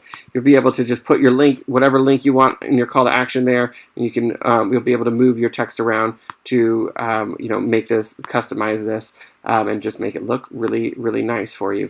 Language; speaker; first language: English; native; English